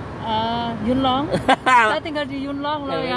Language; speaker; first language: Indonesian; non-native, local second language; Javanese